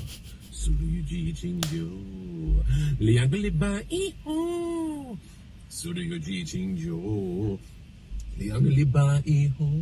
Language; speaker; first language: Chinese; non-native, learner; English